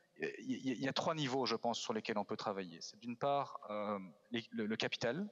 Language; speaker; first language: French; native; French